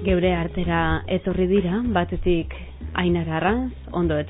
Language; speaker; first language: Basque; native; Basque